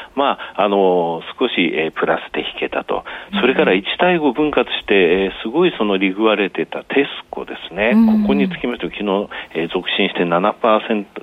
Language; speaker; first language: Japanese; native; Japanese